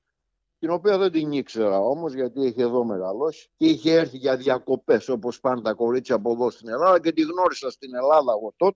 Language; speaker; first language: Greek; native; Greek